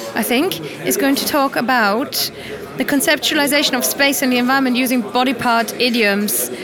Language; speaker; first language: English; non-native, fluent; German